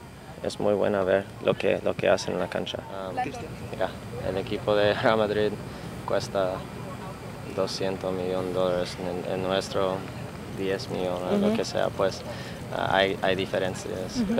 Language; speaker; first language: Spanish; non-native, learner; English